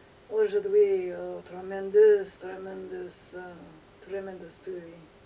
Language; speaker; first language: French; non-native, learner; English